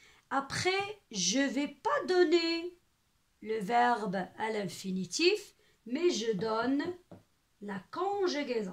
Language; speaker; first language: French; non-native, local second language; Arabic